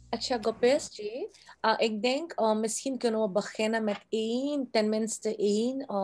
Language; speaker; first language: Dutch; non-native, local second language; Caribbean Hindustani